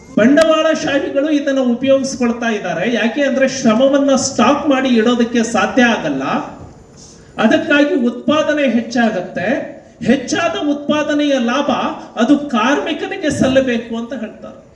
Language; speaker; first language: Kannada; non-native, local second language; Lambadi